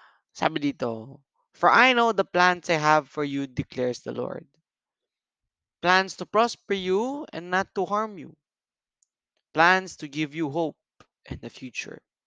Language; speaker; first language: English; non-native, local second language; Filipino